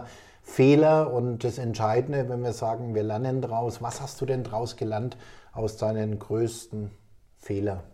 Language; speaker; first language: German; native; German